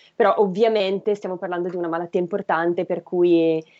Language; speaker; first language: Italian; native; Italian